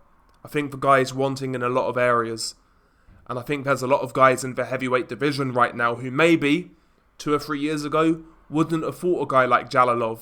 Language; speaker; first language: English; native; English